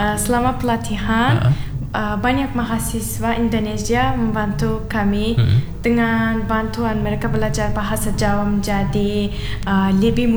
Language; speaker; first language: Indonesian; non-native, learner; Turkmen